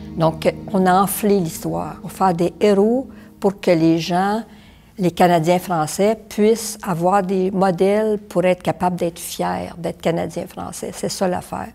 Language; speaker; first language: French; native; French